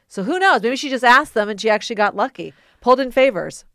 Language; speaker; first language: English; native; English